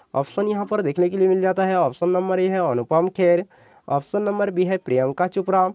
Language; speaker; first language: Hindi; non-native, local second language; Odia